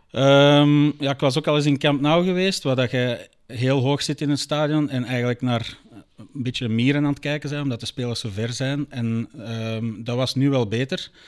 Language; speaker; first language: Dutch; native; Dutch